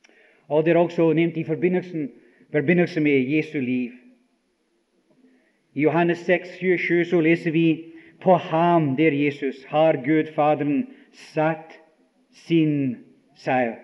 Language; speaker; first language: Norwegian; non-native, fluent; English